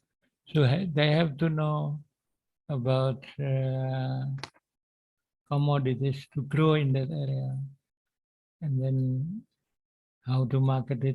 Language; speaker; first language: English; non-native, learner; Indonesian